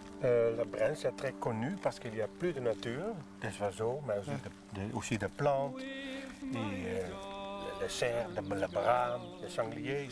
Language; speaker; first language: French; non-native, learner; Dutch